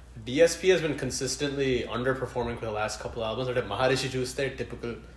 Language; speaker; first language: English; early bilingual, other home language; Telugu